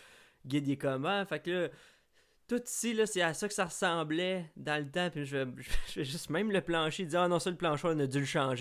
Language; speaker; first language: French; native; French